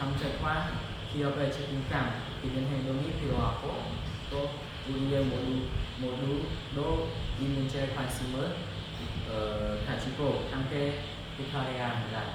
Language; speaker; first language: Korean; non-native, learner; Khmer